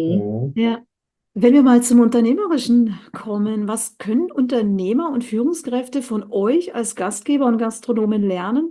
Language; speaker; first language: German; native; German